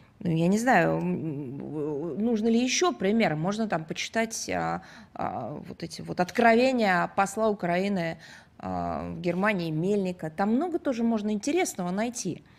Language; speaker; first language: Russian; native; Russian